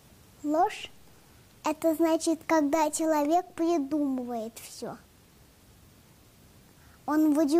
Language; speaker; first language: Russian; native; Russian